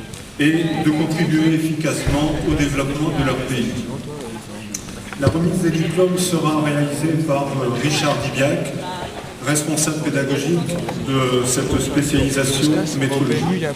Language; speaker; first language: French; native; French